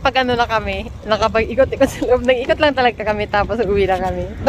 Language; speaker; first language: Filipino; non-native, local second language; Bikol